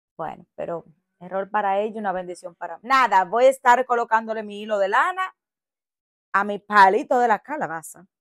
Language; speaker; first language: Spanish; native; Spanish